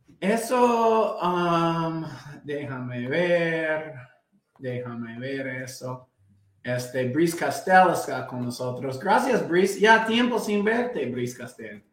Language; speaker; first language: Spanish; non-native, fluent; English